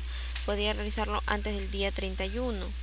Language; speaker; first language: Spanish; native; Spanish